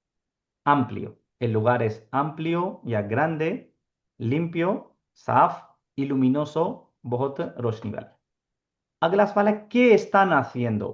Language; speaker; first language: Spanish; non-native, fluent; Urdu